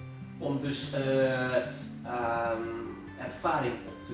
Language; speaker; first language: Dutch; non-native, fluent; Indonesian